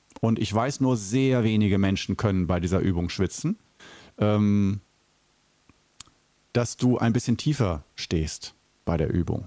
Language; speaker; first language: German; native; German